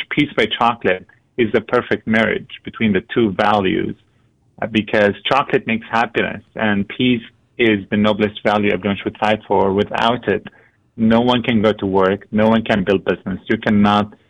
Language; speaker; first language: English; non-native, fluent; Arabic